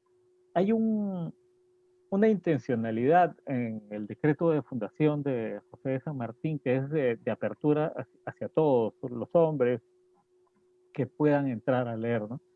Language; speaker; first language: Spanish; native; Spanish